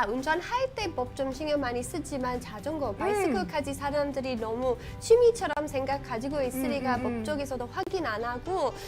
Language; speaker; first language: Korean; non-native, learner; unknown